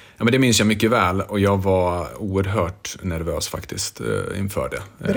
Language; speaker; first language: Swedish; early bilingual, other home language; Bosnian